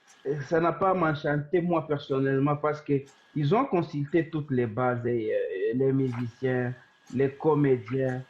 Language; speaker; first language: French; non-native, local second language; Swahili